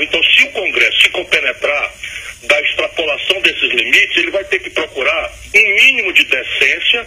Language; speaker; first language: Portuguese; native; Portuguese